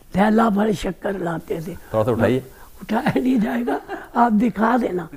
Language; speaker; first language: Hindi; native; Hindi